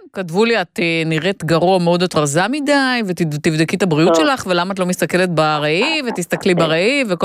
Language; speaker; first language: Hebrew; native; Hebrew